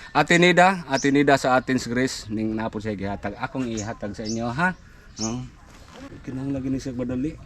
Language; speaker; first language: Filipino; non-native, local second language; Cebuano